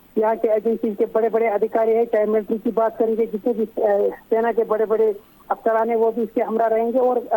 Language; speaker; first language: Urdu; non-native, local second language; Kashmiri